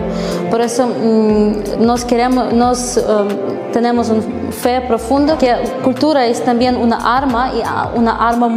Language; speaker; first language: Spanish; non-native, fluent; Ukrainian